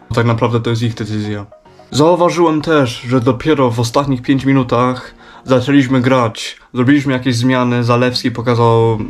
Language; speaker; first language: Polish; early bilingual, heritage; Polish